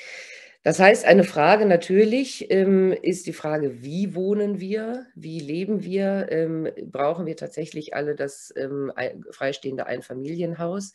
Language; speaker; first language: German; native; German